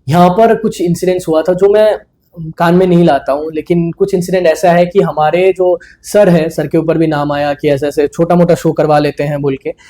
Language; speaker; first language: Hindi; non-native, local second language; Bangla